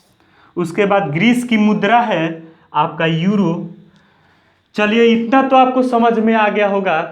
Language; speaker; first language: Hindi; native; Hindi